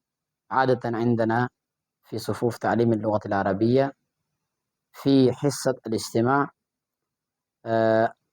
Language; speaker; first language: Arabic; non-native, fluent; Urdu